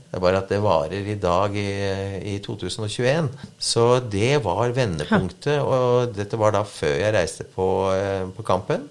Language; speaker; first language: Norwegian; native; Norwegian